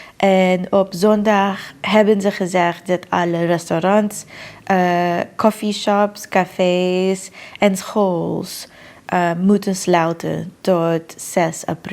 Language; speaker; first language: Dutch; non-native, fluent; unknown